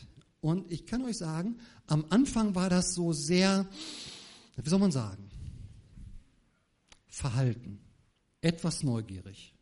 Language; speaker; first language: German; native; German